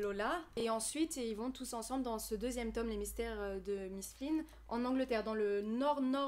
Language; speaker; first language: French; native; French